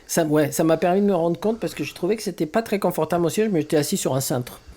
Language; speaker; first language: French; native; French